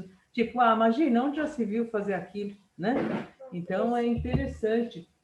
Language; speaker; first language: Portuguese; native; Portuguese